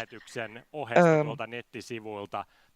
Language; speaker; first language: Finnish; native; Finnish